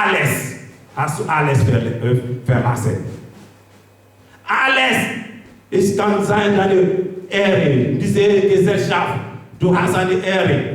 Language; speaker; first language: German; non-native, learner; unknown